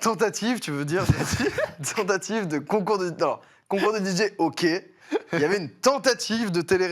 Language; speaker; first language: French; native; French